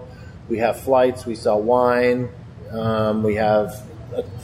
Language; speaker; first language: English; native; English